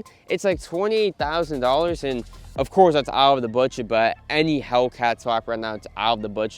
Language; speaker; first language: English; native; English